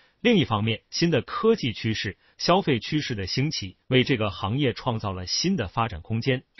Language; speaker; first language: Chinese; native; Chinese